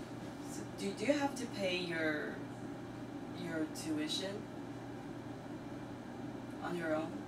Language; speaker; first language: English; non-native, learner; Chinese